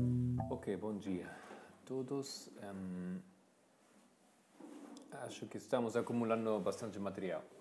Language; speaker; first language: Portuguese; non-native, fluent; Spanish